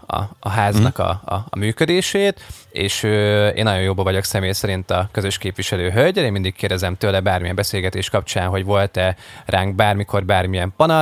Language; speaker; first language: Hungarian; native; Hungarian